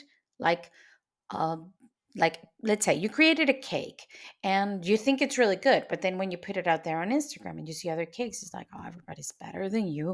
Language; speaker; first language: English; non-native, fluent; Spanish